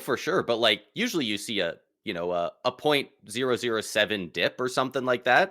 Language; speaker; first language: English; native; English